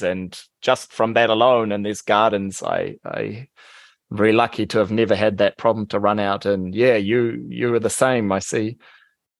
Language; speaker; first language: English; native; English